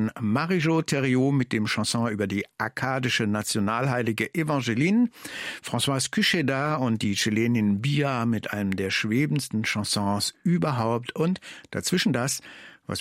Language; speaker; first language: German; native; German